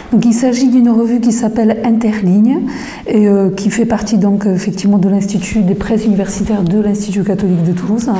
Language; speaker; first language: French; non-native, fluent; Polish